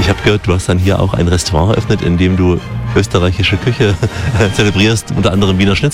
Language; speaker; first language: German; native; German